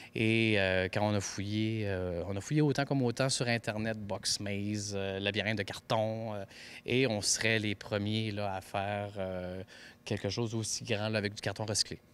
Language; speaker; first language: French; native; French